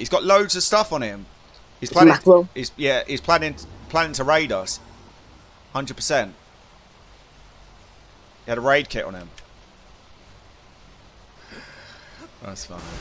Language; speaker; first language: English; native; English